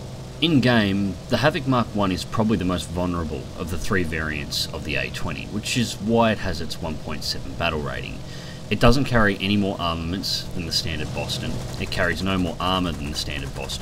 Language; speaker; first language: English; native; English